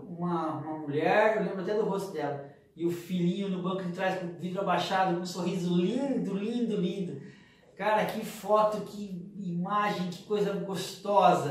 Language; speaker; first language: Portuguese; native; Portuguese